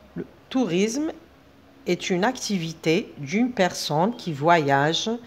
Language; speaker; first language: French; non-native, local second language; Arabic